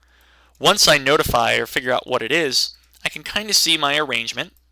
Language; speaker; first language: English; native; English